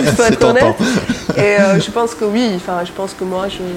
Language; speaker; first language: French; non-native, fluent; Czech